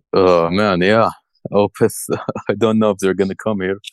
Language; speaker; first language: English; early bilingual, other home language; Arabic